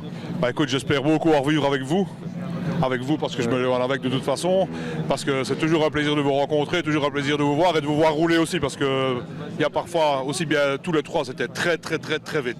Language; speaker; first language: French; native; French